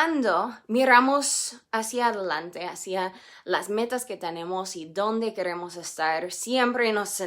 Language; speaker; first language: Spanish; non-native, fluent; English